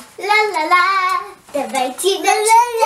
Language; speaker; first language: Russian; early bilingual, heritage; Russian